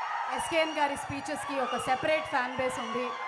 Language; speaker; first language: Telugu; native; Telugu